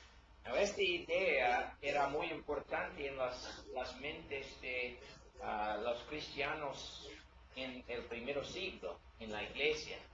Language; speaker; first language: Spanish; non-native, learner; English